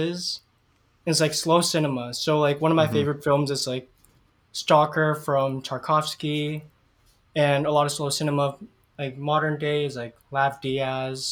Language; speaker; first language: English; native; English